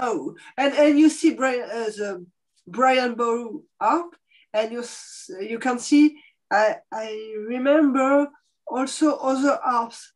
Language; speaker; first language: English; non-native, fluent; French